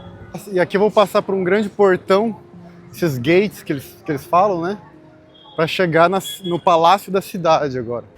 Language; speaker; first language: Portuguese; native; Portuguese